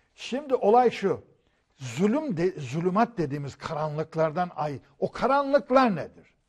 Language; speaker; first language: Turkish; native; Turkish